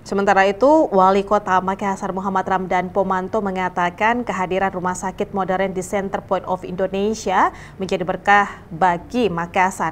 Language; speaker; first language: Indonesian; native; Indonesian